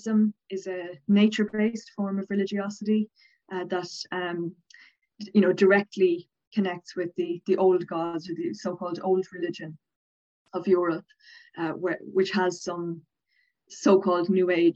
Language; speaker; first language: English; native; English